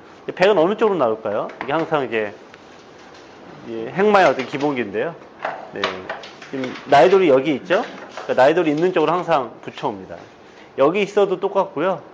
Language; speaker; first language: Korean; native; Korean